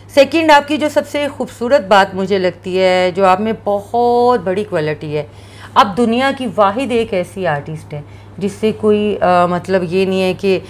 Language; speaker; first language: Urdu; non-native, local second language; Punjabi